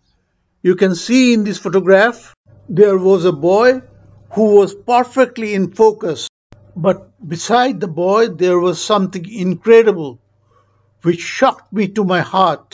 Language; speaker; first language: English; non-native, local second language; Bangla